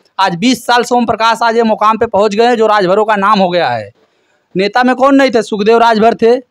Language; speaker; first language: Hindi; native; Hindi